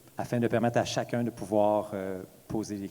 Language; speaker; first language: French; native; French